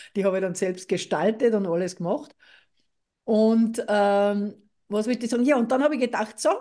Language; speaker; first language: German; native; German